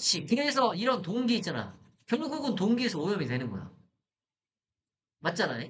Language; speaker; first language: Korean; native; Korean